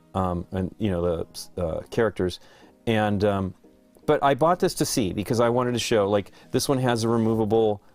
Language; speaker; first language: English; native; English